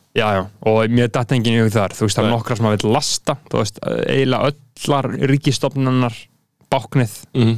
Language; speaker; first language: Icelandic; non-native, fluent; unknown